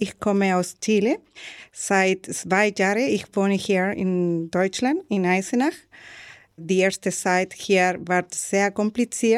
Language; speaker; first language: German; non-native, learner; Spanish